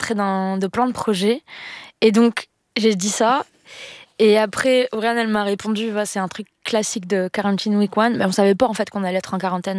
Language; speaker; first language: French; non-native, local second language; Arabic